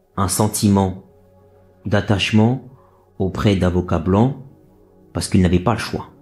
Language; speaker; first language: French; native; French